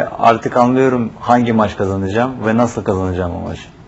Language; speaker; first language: Turkish; non-native, fluent; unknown